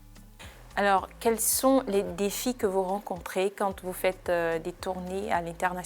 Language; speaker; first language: French; native; French